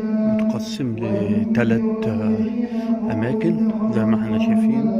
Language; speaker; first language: Arabic; native; Arabic